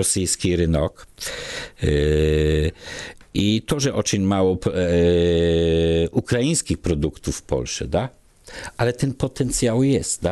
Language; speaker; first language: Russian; non-native, learner; Polish